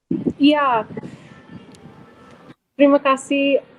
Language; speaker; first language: Indonesian; non-native, fluent; English